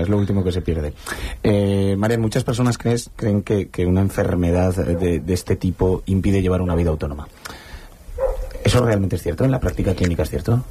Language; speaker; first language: Spanish; native; Spanish